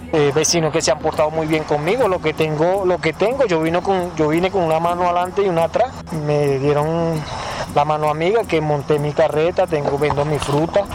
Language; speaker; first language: Spanish; native; Spanish